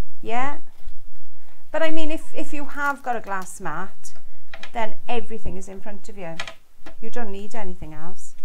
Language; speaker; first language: English; native; English